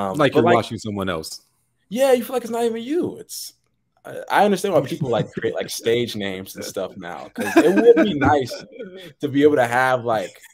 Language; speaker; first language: English; native; English